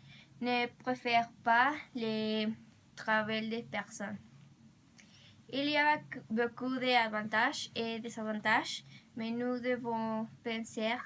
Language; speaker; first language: French; non-native, learner; Spanish